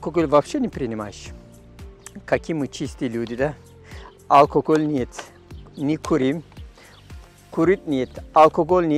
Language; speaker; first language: Russian; non-native, fluent; Turkish